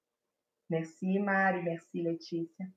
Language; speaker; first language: French; non-native, fluent; Portuguese